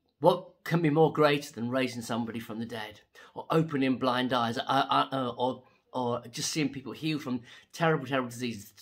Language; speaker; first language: English; native; English